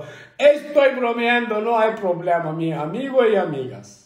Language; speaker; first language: Spanish; non-native, learner; Turkish